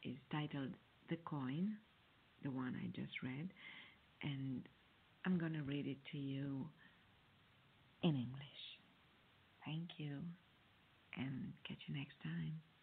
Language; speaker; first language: English; non-native, fluent; Italian